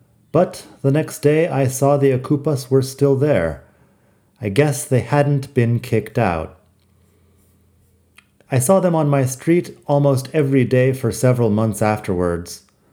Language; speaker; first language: English; native; English